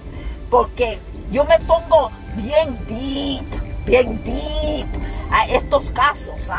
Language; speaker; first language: Spanish; early bilingual, heritage; Spanish